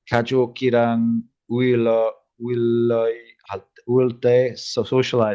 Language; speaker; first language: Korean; non-native, learner; English